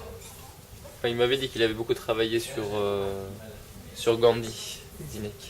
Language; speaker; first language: French; native; French